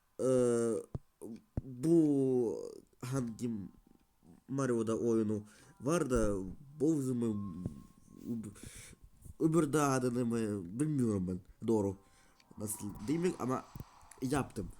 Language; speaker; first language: Turkish; non-native, learner; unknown